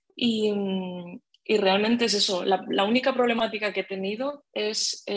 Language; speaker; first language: Spanish; native; Spanish